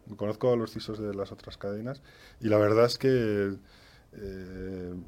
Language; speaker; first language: Spanish; native; Spanish